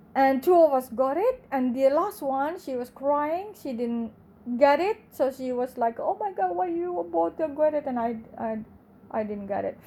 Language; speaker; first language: English; non-native, fluent; Indonesian